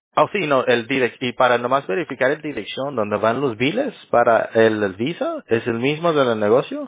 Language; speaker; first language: Spanish; early bilingual, heritage; Spanish